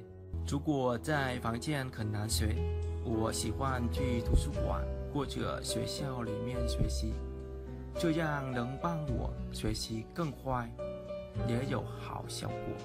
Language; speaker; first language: Chinese; non-native, learner; Vietnamese